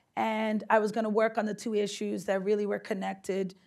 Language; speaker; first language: English; native; English